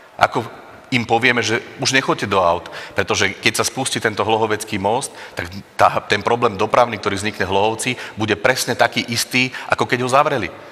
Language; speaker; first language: Slovak; native; Slovak